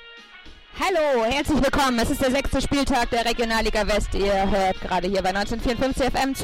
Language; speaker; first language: German; native; German